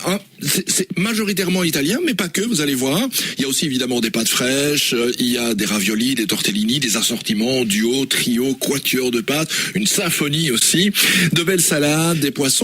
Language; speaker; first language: French; native; French